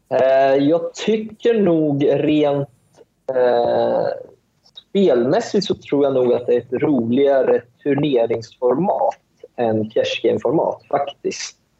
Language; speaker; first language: Swedish; early bilingual, other home language; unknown